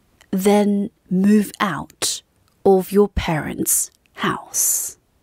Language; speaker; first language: English; non-native, fluent; Korean